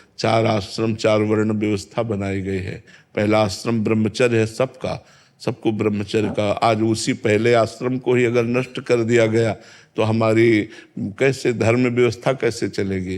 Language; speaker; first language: Hindi; native; Hindi